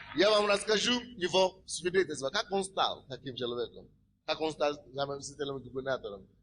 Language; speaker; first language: Russian; non-native, fluent; Yoruba